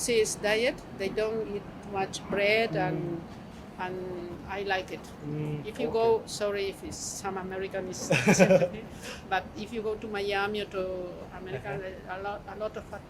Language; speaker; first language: English; non-native, learner; Spanish